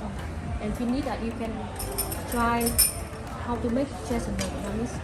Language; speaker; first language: English; non-native, learner; Vietnamese